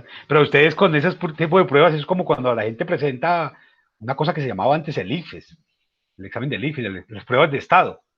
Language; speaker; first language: Spanish; native; Spanish